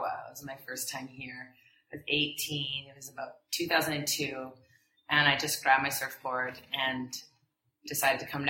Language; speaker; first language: English; native; English